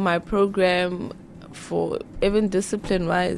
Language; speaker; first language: English; non-native, local second language; Southern Sotho